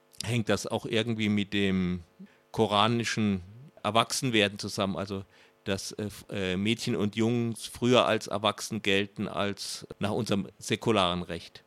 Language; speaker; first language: German; native; German